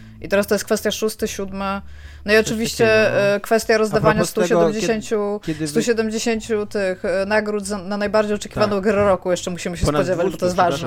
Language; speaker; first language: Polish; native; Polish